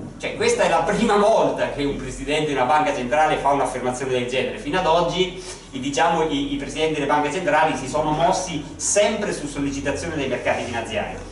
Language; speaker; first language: Italian; native; Italian